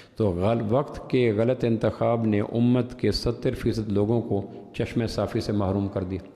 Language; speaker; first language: Urdu; non-native, local second language; Punjabi